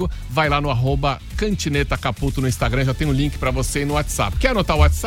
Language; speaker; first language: Portuguese; native; Portuguese